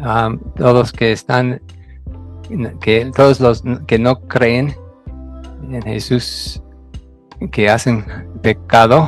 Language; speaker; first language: Spanish; non-native, fluent; English